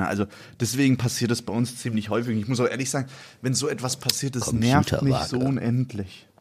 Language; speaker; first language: German; native; German